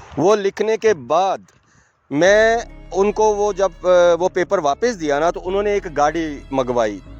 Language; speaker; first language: Urdu; non-native, local second language; Punjabi